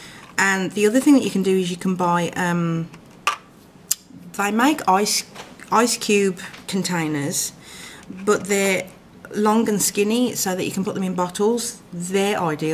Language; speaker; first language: English; native; English